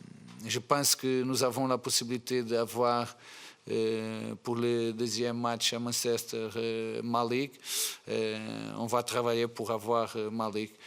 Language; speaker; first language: French; non-native, fluent; Portuguese